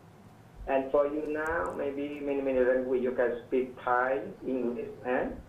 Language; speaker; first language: English; non-native, learner; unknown